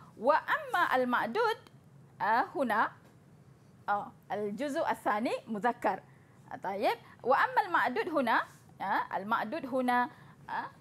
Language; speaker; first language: Arabic; non-native, fluent; Malay